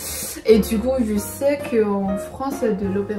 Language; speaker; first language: French; non-native, fluent; Chinese